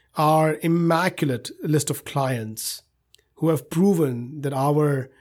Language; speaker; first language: English; non-native, local second language; Hindi